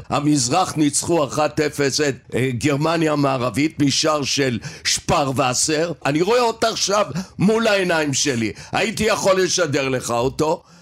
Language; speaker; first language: Hebrew; native; Hebrew